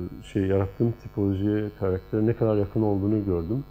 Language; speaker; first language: Turkish; native; Turkish